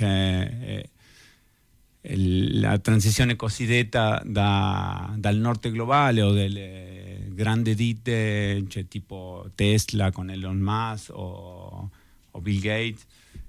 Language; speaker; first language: Italian; non-native, fluent; Spanish